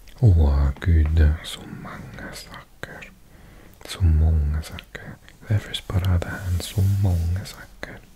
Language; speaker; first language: Swedish; non-native, learner; English